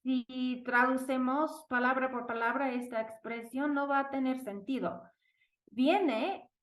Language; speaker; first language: Spanish; non-native, fluent; English